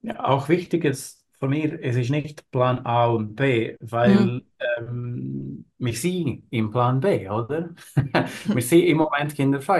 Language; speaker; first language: German; non-native, learner; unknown